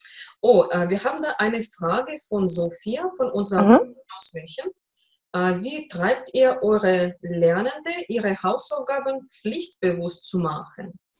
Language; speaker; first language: German; non-native, fluent; Russian